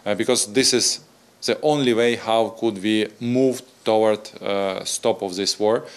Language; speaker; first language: English; non-native, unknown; Ukrainian